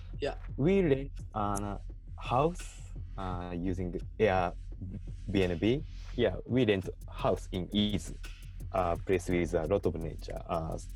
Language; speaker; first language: English; non-native, learner; Japanese